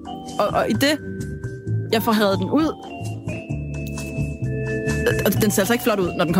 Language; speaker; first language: Danish; native; Danish